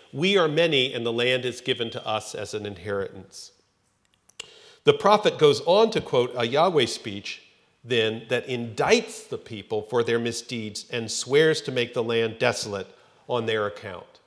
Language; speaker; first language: English; native; English